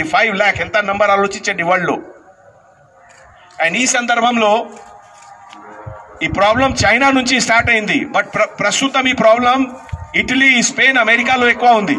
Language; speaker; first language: Telugu; non-native, fluent; Hindi